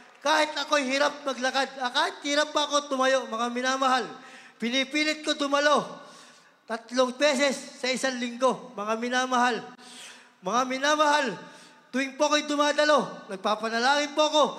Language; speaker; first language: Filipino; native; Filipino